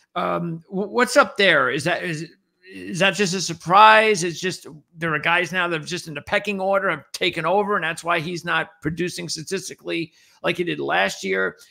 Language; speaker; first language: English; native; English